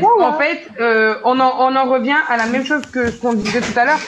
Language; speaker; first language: French; native; French